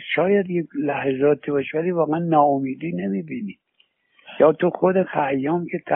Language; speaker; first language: Persian; native; Persian